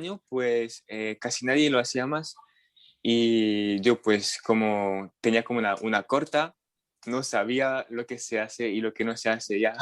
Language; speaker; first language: Spanish; non-native, fluent; French